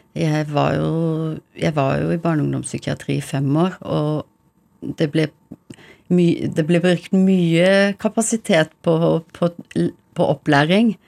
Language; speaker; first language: Norwegian; early bilingual, heritage; English